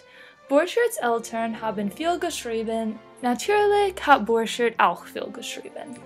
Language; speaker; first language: German; non-native, learner; English